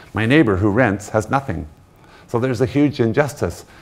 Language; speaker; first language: English; native; English